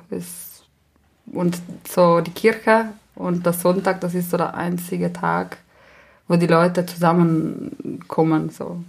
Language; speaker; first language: German; non-native, local second language; Ladin